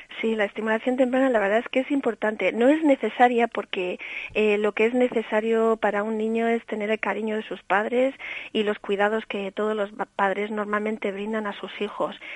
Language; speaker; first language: Spanish; early bilingual, heritage; Spanish